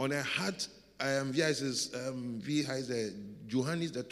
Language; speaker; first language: German; non-native, learner; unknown